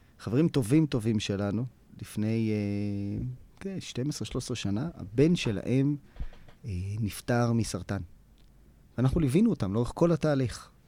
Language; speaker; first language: Hebrew; native; Hebrew